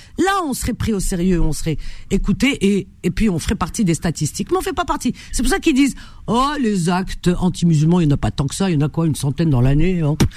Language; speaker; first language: French; native; French